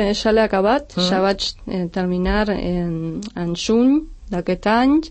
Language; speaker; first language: Catalan; non-native, fluent; Spanish